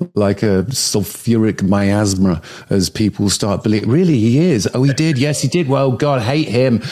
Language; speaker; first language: English; native; English